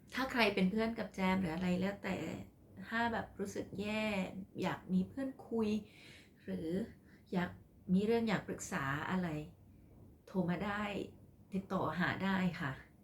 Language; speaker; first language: Thai; non-native, local second language; Khmer